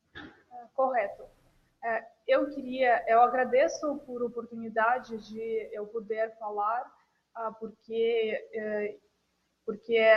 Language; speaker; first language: Portuguese; non-native, fluent; Russian